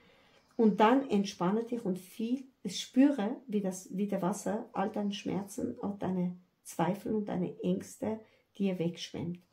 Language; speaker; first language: German; non-native, fluent; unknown